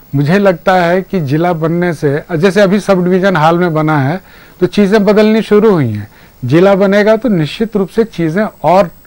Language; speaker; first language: Hindi; native; Hindi